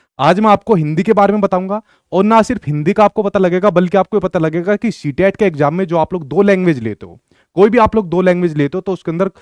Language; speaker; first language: Hindi; native; Hindi